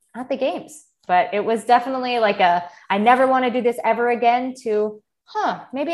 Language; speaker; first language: English; native; English